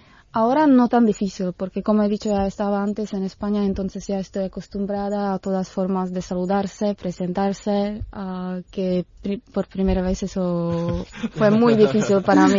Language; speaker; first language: Spanish; non-native, fluent; Czech